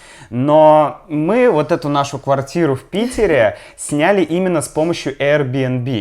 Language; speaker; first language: Russian; native; Russian